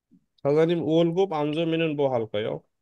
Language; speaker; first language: Korean; non-native, fluent; Bangla